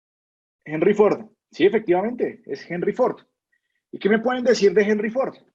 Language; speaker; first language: Spanish; native; Spanish